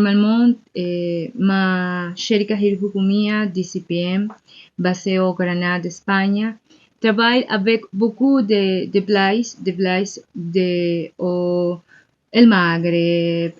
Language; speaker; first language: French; non-native, learner; Spanish